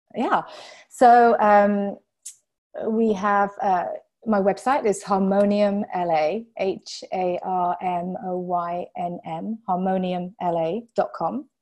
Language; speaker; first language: English; native; English